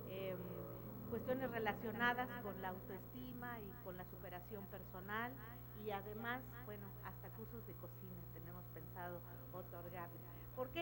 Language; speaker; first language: Spanish; native; Spanish